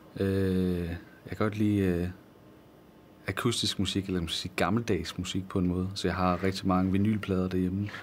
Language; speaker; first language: Danish; native; Danish